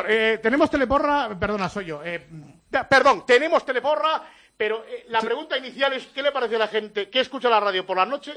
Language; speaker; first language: Spanish; native; Spanish